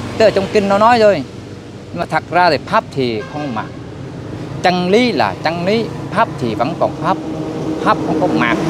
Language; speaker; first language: Vietnamese; non-native, local second language; Eastern Cham